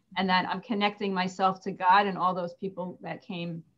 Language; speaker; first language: English; native; English